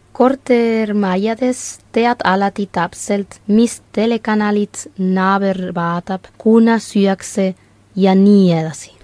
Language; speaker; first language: Estonian; non-native, fluent; Spanish